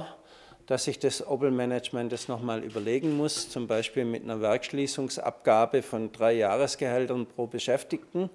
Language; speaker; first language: German; native; German